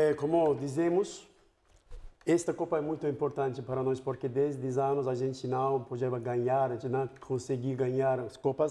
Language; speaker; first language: Portuguese; non-native, fluent; Turkish